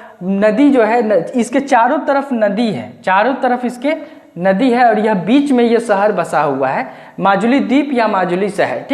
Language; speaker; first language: Hindi; native; Hindi